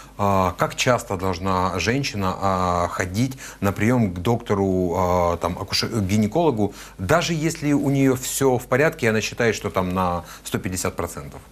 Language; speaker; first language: Russian; native; Russian